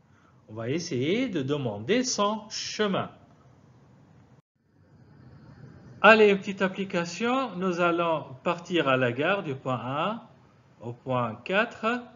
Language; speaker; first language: French; non-native, fluent; Arabic